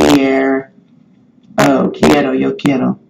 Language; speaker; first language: Spanish; non-native, fluent; English